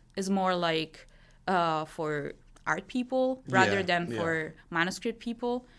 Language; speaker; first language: English; non-native, fluent; Italian